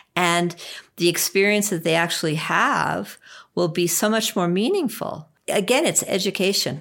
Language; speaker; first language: English; native; English